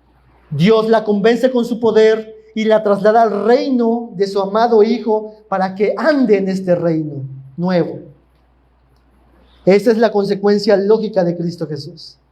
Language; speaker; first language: Spanish; native; Spanish